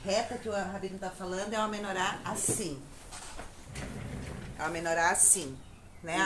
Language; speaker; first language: Portuguese; native; Portuguese